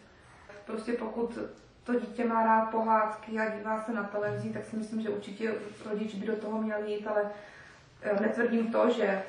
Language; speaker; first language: Czech; native; Czech